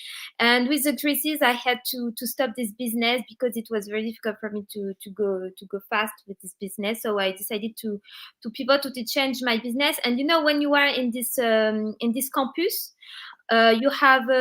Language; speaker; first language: English; non-native, learner; French